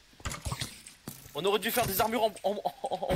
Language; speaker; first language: French; native; French